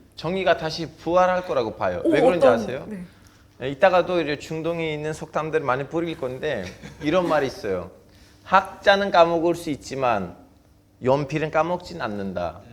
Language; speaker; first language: Korean; non-native, fluent; Turkish